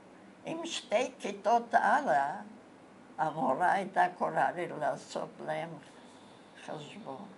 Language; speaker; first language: Hebrew; non-native, fluent; Bulgarian